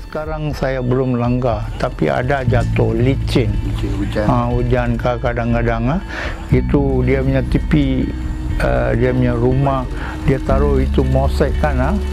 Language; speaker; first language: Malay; non-native, local second language; Tamil